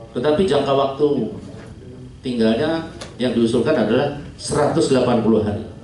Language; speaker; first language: Indonesian; native; Indonesian